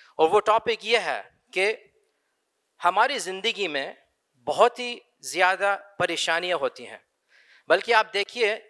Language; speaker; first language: Urdu; early bilingual, other home language; English